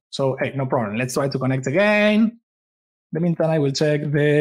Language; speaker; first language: English; non-native, fluent; Spanish